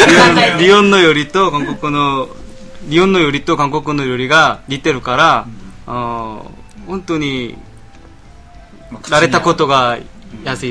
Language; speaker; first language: Japanese; non-native, learner; Korean